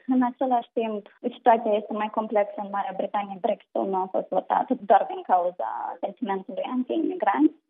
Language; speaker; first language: Romanian; native; Romanian